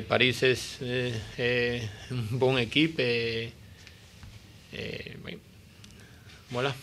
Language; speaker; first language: French; non-native, learner; Spanish